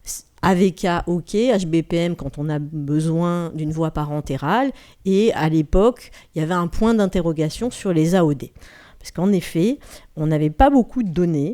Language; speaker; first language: French; native; French